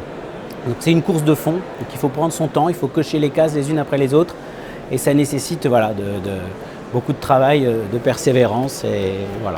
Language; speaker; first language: French; native; French